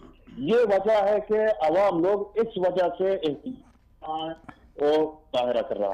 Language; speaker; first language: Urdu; non-native, learner; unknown